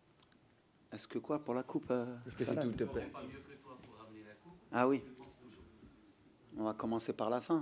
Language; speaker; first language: French; native; French